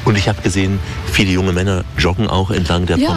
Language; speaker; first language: German; native; German